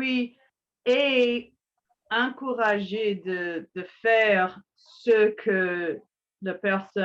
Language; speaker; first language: French; non-native, learner; English